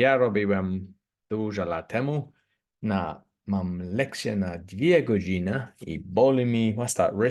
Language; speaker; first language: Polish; non-native, learner; English